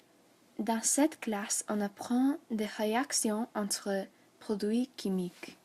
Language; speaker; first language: French; non-native, learner; English